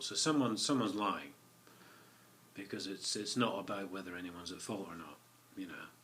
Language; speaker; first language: English; native; English